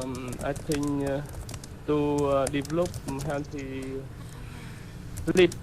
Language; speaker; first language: English; non-native, learner; Vietnamese